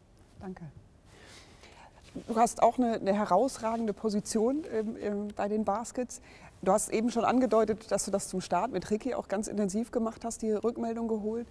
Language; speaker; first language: German; native; German